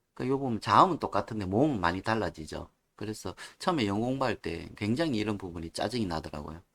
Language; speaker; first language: Korean; native; Korean